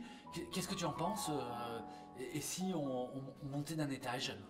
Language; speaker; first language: French; native; French